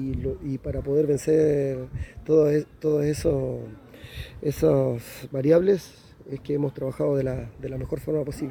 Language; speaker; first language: Spanish; native; Spanish